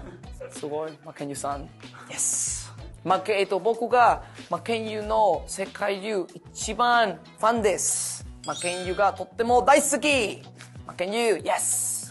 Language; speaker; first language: Japanese; non-native, learner; Spanish